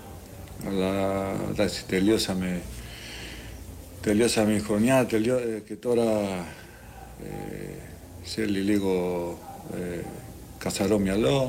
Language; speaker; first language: Greek; non-native, learner; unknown